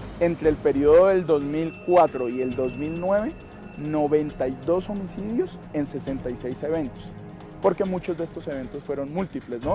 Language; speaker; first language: Spanish; native; Spanish